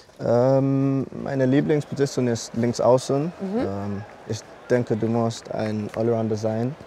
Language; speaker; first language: German; non-native, learner; English